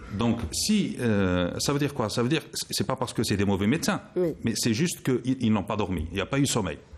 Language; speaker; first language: French; non-native, local second language; Arabic